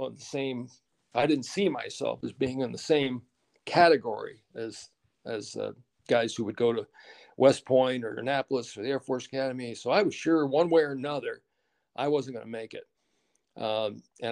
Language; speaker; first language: English; native; English